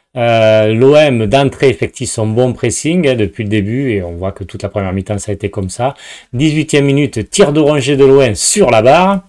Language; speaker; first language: French; native; French